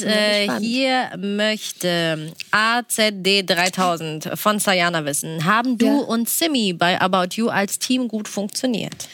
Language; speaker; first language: German; native; German